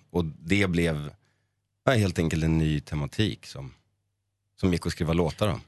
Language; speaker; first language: Swedish; native; Swedish